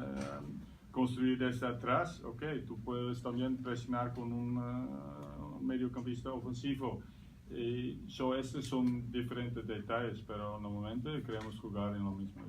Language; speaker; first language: Spanish; non-native, learner; Dutch